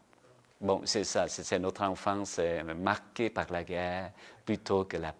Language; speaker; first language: French; non-native, fluent; Vietnamese